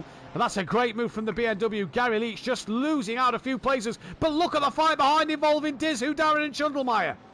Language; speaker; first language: English; native; English